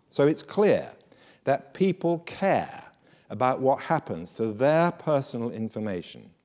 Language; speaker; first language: English; native; English